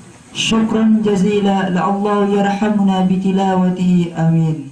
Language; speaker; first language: Arabic; non-native, fluent; Indonesian